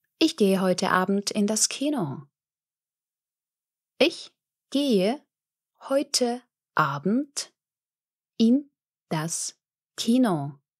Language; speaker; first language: German; non-native, fluent; Russian